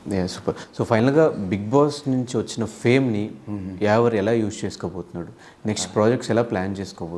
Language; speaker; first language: Telugu; native; Telugu